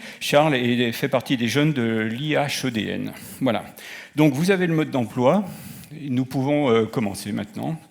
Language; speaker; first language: French; native; French